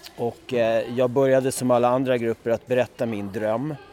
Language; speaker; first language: Swedish; early bilingual, other home language; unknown